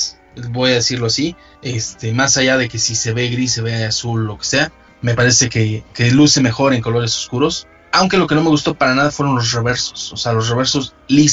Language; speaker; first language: Spanish; native; Spanish